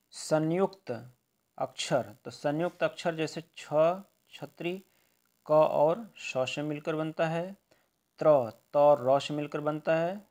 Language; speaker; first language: Hindi; native; Hindi